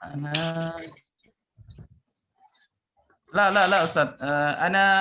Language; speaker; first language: Arabic; non-native, learner; Indonesian